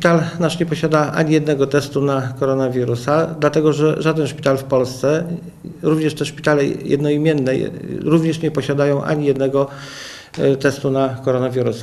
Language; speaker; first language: Polish; native; Polish